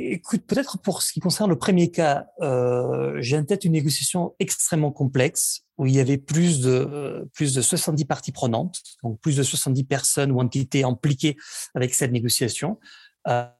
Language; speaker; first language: French; non-native, fluent; Spanish